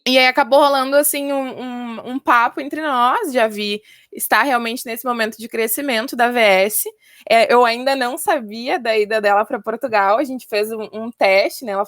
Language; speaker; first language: Portuguese; native; Portuguese